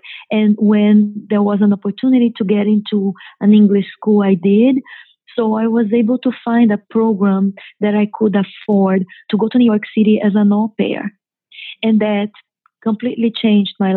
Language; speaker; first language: English; non-native, fluent; Portuguese